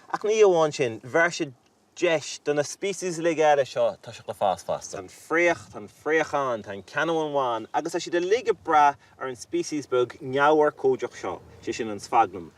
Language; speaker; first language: Irish; native; Irish